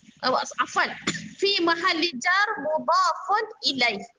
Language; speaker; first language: Arabic; non-native, fluent; Malay